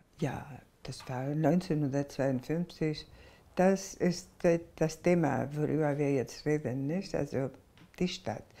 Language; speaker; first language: German; non-native, fluent; Spanish